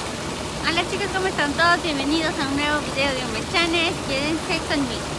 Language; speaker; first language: Spanish; native; Spanish